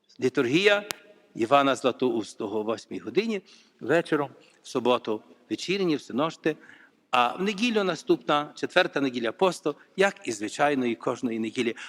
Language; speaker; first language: Ukrainian; native; Ukrainian